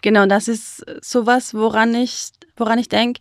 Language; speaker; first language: German; native; German